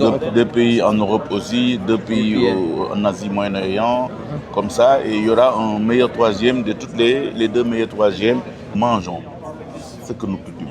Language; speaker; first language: French; non-native, local second language; Wolof